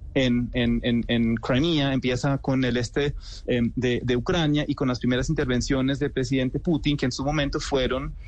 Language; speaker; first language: Spanish; non-native, fluent; German